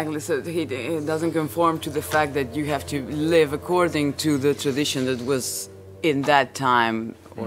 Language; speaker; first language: English; non-native, fluent; Spanish